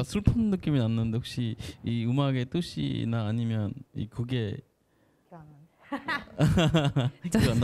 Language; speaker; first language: Korean; non-native, fluent; Bangla